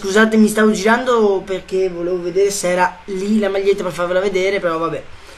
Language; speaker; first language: Italian; native; Italian